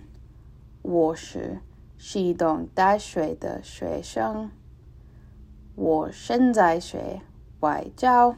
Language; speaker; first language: Chinese; non-native, learner; English